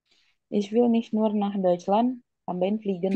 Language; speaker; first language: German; non-native, fluent; Indonesian